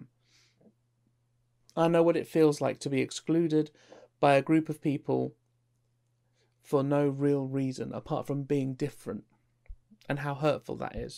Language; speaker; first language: English; native; English